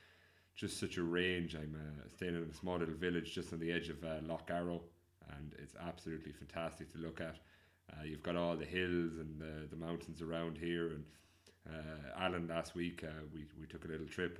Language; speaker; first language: English; native; English